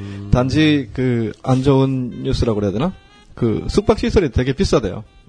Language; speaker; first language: Korean; native; Korean